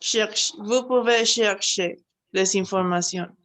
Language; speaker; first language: French; non-native, learner; Spanish